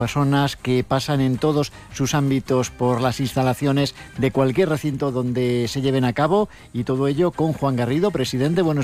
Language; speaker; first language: Spanish; native; Spanish